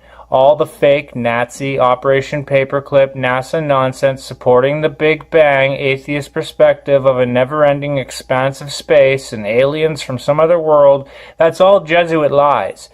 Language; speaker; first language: English; native; English